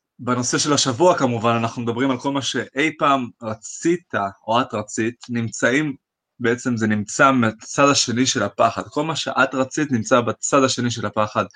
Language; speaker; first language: Hebrew; native; Hebrew